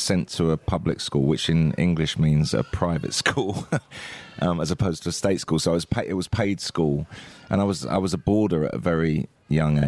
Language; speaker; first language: English; native; English